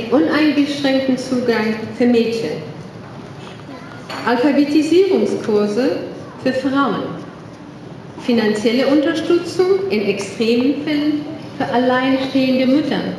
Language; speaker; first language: German; non-native, fluent; Persian